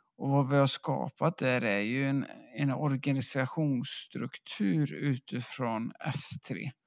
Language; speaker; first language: Swedish; native; Swedish